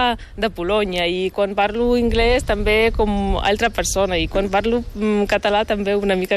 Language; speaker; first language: Catalan; non-native, fluent; Ukrainian